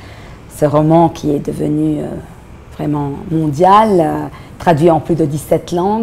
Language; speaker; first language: French; non-native, local second language; Arabic